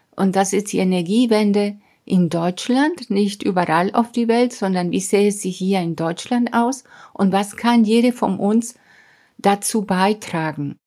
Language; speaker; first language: German; non-native, fluent; Spanish